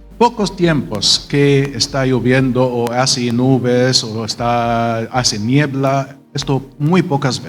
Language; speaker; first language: Spanish; non-native, fluent; Arabic